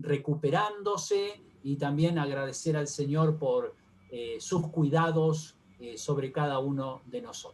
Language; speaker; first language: Spanish; native; Spanish